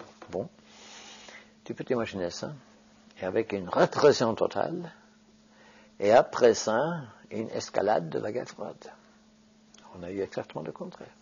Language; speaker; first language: French; non-native, fluent; Norwegian